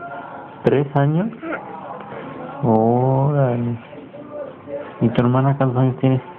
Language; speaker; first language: Spanish; native; Spanish